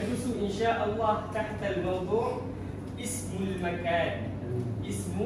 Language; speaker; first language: Arabic; non-native, learner; Malay